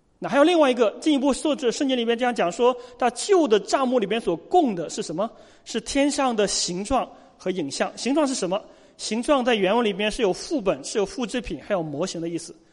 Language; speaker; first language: Chinese; native; Chinese